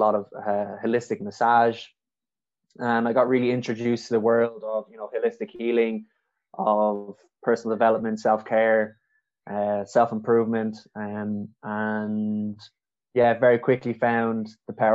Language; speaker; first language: English; native; English